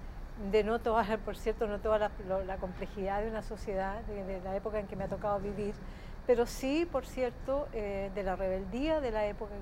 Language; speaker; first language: Spanish; native; Spanish